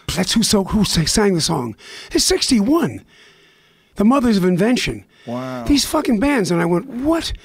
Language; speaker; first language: English; native; English